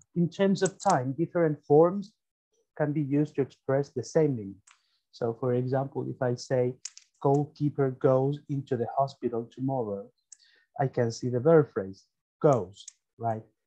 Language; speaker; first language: English; non-native, fluent; Spanish